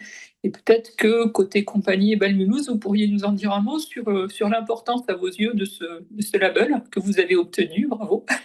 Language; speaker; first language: French; native; French